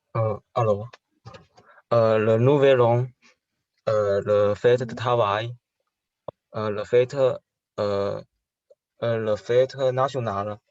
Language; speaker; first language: French; non-native, learner; Chinese